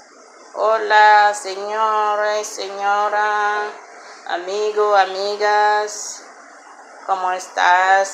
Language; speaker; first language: Spanish; non-native, learner; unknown